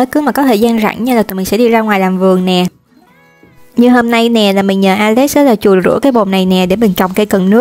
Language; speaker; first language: Vietnamese; native; Vietnamese